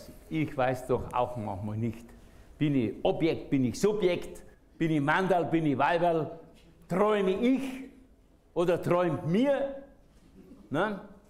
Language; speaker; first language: German; native; German